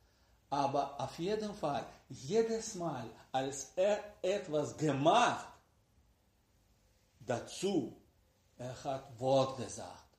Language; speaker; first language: German; non-native, learner; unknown